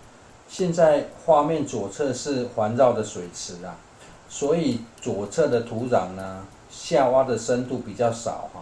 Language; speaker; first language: Chinese; native; Chinese